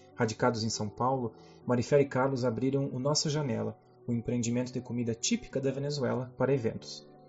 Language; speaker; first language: Portuguese; native; Portuguese